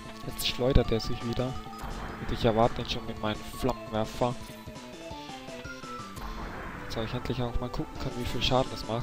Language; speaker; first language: German; native; German